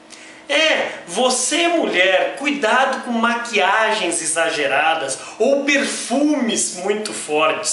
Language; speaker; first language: Portuguese; native; Portuguese